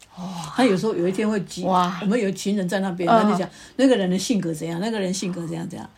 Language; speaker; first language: Chinese; non-native, local second language; Min Nan Chinese